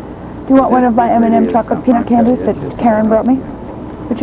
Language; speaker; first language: English; native; English